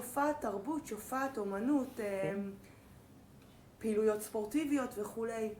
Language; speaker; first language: Hebrew; native; Hebrew